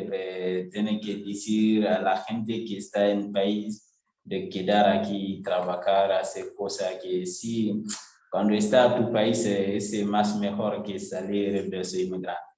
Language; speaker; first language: Spanish; non-native, learner; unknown